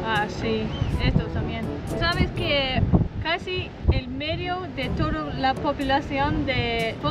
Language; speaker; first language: Spanish; non-native, learner; English